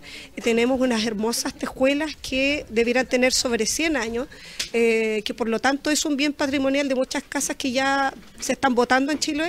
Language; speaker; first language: Spanish; native; Spanish